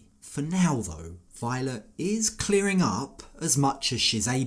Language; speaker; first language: English; native; English